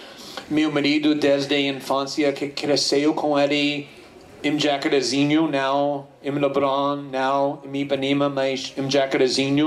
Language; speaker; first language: Portuguese; non-native, fluent; English